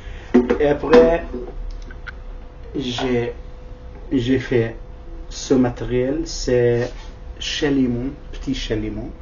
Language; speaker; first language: French; non-native, learner; Kurdish